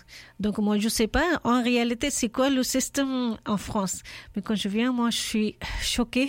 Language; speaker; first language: French; non-native, learner; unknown